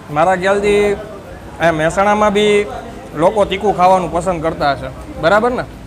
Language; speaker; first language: Gujarati; native; Gujarati